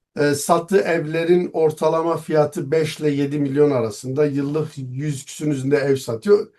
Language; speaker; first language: Turkish; non-native, local second language; Kurdish